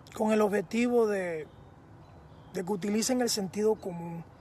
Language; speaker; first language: Spanish; early bilingual, heritage; Spanish